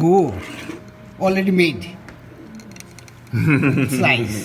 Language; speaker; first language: English; non-native, learner; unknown